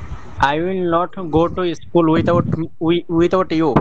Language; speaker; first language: English; non-native, learner; Bangla